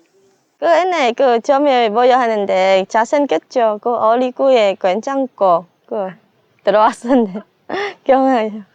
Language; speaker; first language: Korean; non-native, learner; Vietnamese